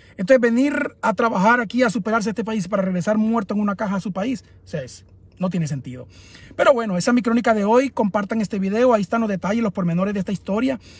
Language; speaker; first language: Spanish; native; Spanish